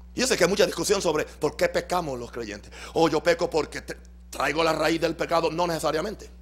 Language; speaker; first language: Spanish; native; Spanish